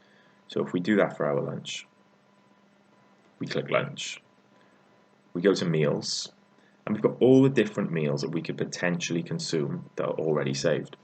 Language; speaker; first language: English; native; English